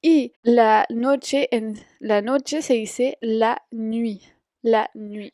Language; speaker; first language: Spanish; non-native, fluent; French